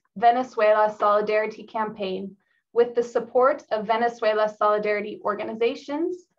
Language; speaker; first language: English; native; English